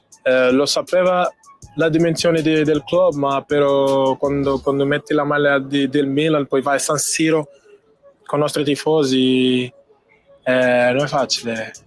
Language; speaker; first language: Italian; non-native, fluent; Portuguese